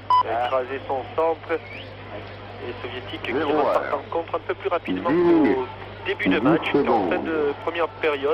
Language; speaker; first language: French; native; French